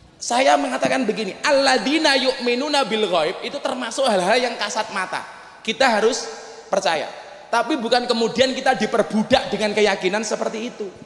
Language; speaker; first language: Indonesian; non-native, local second language; Javanese